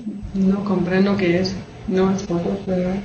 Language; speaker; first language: Spanish; non-native, learner; French